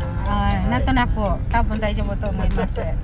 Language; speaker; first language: Japanese; non-native, learner; Filipino